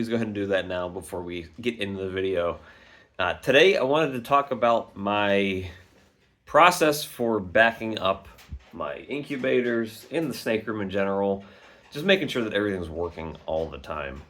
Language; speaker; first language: English; native; English